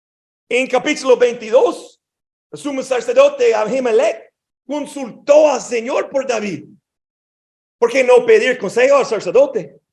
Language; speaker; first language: Spanish; non-native, fluent; English